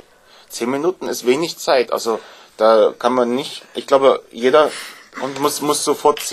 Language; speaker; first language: German; native; German